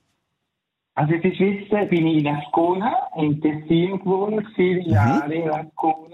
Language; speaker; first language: German; early bilingual, heritage; Italian